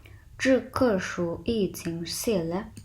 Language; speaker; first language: Chinese; non-native, fluent; Mongolian